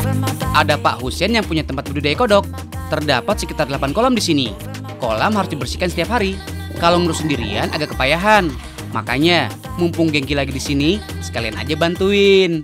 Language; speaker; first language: Indonesian; native; Indonesian